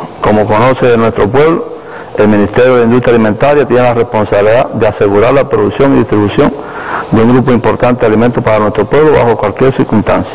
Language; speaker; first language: Spanish; native; Spanish